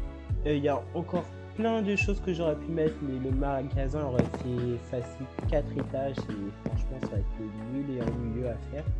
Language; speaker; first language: French; native; French